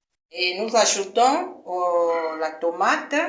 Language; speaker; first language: French; non-native, local second language; Lingala